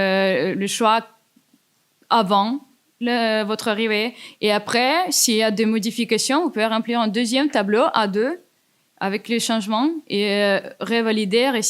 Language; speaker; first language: French; non-native, fluent; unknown